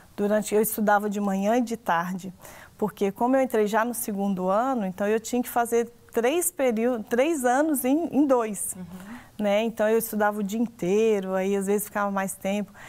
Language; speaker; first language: Portuguese; native; Portuguese